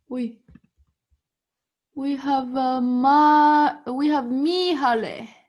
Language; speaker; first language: English; non-native, fluent; Tibetan